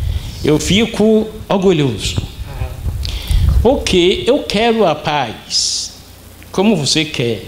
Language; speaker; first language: Portuguese; non-native, fluent; Arabic